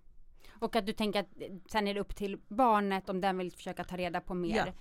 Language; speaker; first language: Swedish; native; Swedish